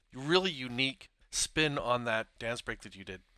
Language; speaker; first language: English; native; English